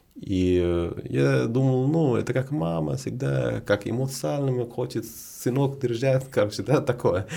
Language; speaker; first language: Russian; non-native, fluent; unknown